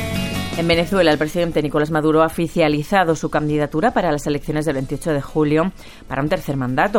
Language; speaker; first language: Spanish; native; Spanish